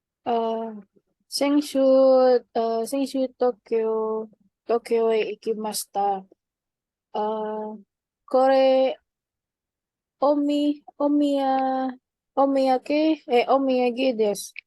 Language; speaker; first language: Japanese; non-native, learner; Indonesian